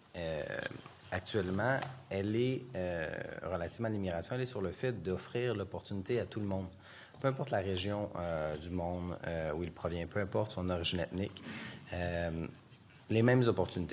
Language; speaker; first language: French; native; French